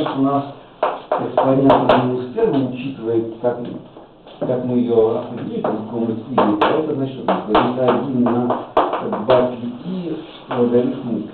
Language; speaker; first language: Russian; native; Russian